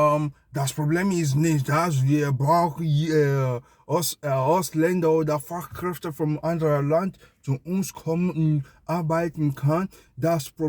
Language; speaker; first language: German; non-native, learner; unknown